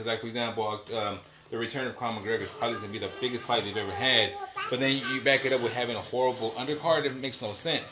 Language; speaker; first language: English; early bilingual, other home language; Spanish